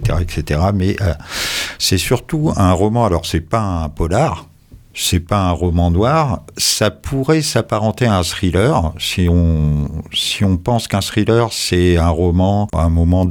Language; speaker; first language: French; native; French